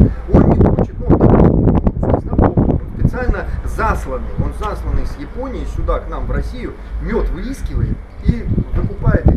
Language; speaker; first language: Russian; native; Russian